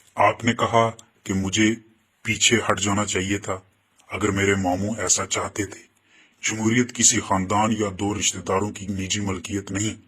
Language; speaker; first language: Urdu; non-native, local second language; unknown